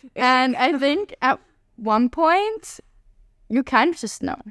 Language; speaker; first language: English; non-native, fluent; Hungarian